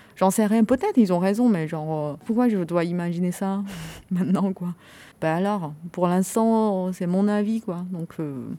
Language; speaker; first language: French; non-native, fluent; Chinese